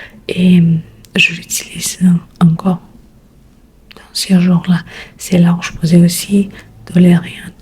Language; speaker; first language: French; non-native, learner; Spanish